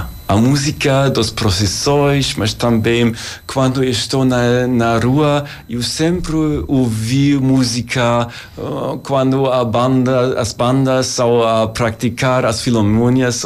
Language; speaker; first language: Portuguese; non-native, learner; German